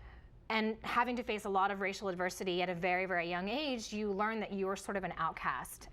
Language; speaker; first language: English; early bilingual, other home language; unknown